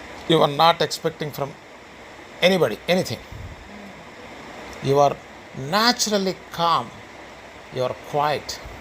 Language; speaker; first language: English; non-native, local second language; Telugu